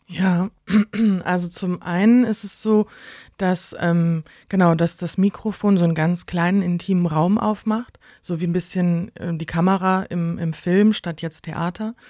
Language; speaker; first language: German; native; German